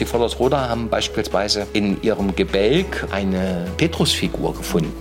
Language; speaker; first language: German; native; German